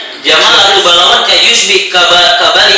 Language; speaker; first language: Arabic; non-native, fluent; Indonesian